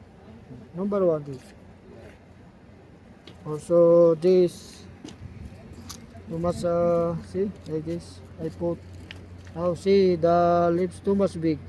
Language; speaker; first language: English; non-native, learner; Filipino